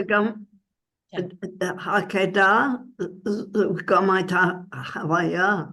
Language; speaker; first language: Hebrew; non-native, learner; English